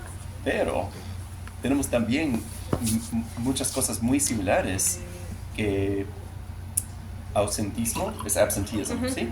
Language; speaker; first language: Spanish; non-native, learner; English